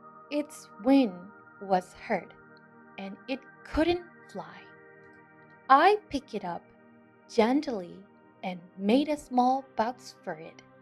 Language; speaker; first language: English; non-native, fluent; Burmese